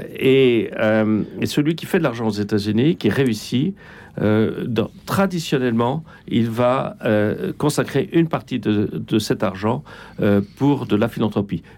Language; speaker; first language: French; native; French